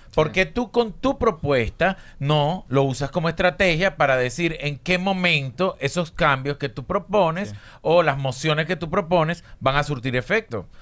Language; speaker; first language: Spanish; native; Spanish